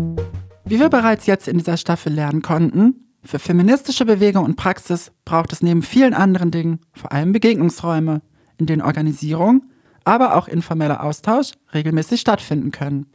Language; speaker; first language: German; native; German